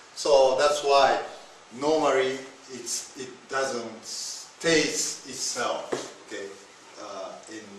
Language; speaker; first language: English; non-native, fluent; Japanese